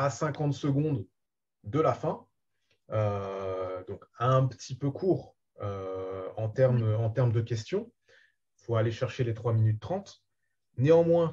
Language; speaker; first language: French; native; French